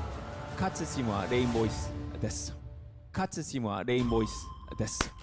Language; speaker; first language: Japanese; non-native, learner; Korean